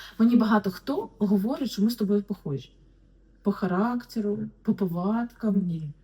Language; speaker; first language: Ukrainian; native; Ukrainian